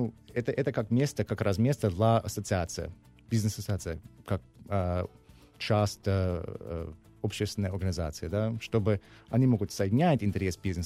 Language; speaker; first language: Russian; non-native, learner; English